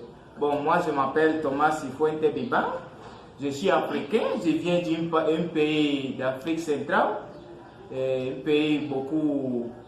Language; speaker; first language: French; non-native, learner; Fang